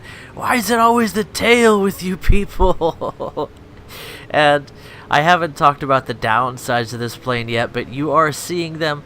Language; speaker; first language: English; native; English